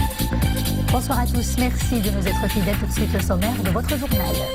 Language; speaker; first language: French; non-native, local second language; Arabic